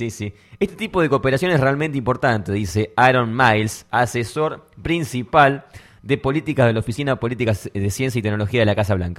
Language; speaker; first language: Spanish; native; Spanish